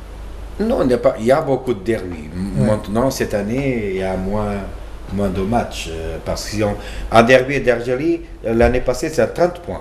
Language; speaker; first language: French; non-native, learner; Portuguese